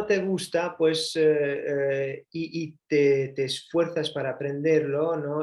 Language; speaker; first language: Spanish; early bilingual, heritage; Spanish